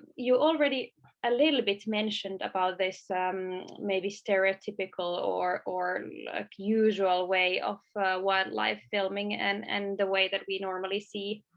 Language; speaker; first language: English; non-native, fluent; Finnish